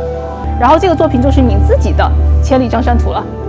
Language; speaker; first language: Chinese; native; Chinese